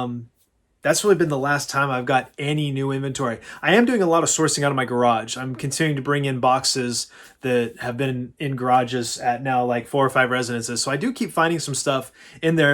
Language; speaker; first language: English; native; English